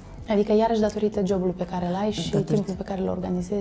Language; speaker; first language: Romanian; native; Romanian